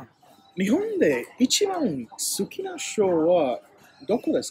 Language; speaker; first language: Japanese; non-native, learner; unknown